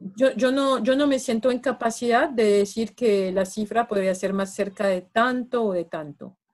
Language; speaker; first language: Spanish; non-native, fluent; French